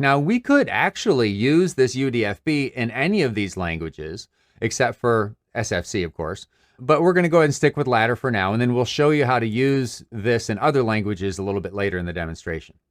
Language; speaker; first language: English; native; English